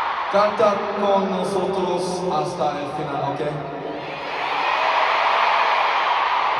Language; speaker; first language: Spanish; non-native, learner; Korean